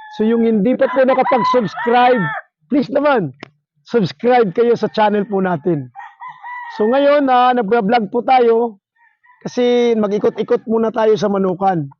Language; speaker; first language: Filipino; non-native, local second language; Surigaonon